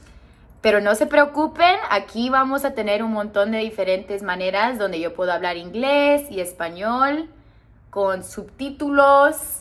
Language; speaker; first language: Spanish; early bilingual, heritage; Spanish